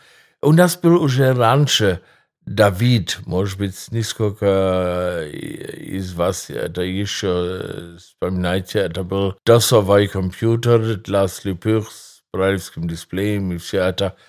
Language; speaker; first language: Russian; non-native, fluent; German